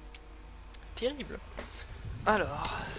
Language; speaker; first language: French; native; French